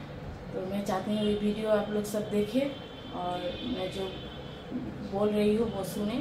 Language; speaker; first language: Hindi; non-native, local second language; Assamese